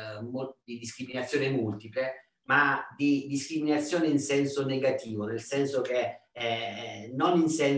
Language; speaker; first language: Italian; native; Italian